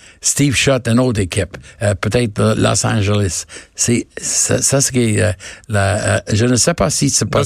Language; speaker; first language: French; non-native, learner; English